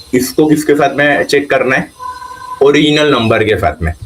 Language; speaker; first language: Hindi; non-native, local second language; Marathi